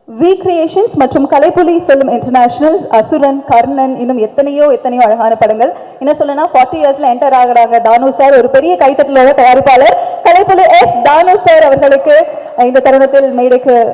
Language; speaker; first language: Tamil; native; Tamil